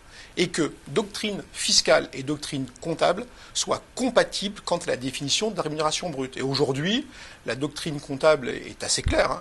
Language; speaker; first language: French; native; French